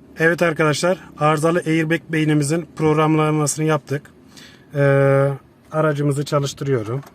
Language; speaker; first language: Turkish; native; Turkish